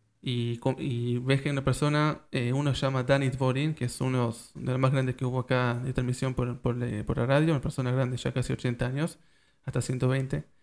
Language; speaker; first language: Spanish; early bilingual, heritage; Spanish